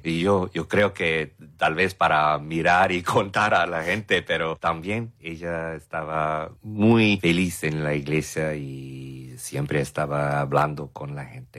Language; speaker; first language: Spanish; non-native, fluent; English